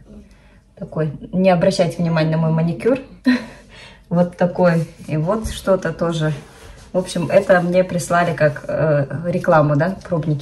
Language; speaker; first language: Russian; native; Russian